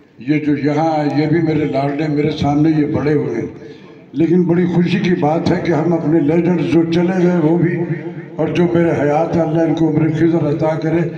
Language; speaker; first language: Urdu; non-native, local second language; Punjabi